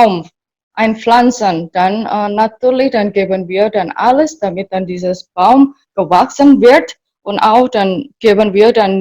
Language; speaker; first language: German; non-native, learner; Indonesian